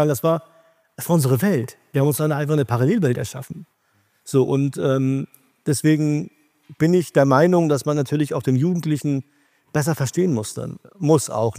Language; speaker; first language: German; early bilingual, other home language; Urdu